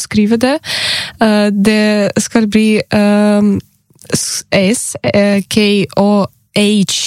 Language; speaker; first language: Norwegian; non-native, learner; Ukrainian